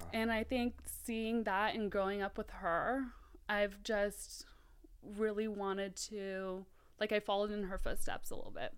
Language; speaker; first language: English; native; English